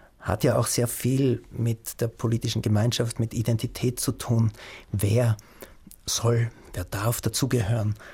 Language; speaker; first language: German; native; German